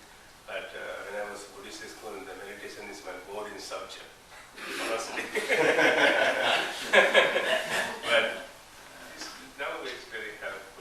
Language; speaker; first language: English; non-native, learner; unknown